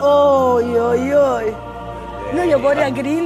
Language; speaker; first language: Swedish; non-native, learner; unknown